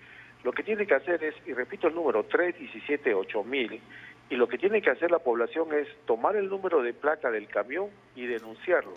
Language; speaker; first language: Spanish; native; Spanish